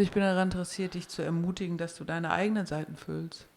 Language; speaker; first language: German; native; German